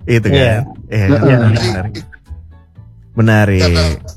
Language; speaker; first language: Indonesian; native; Indonesian